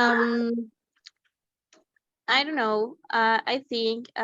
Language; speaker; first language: English; non-native, learner; Spanish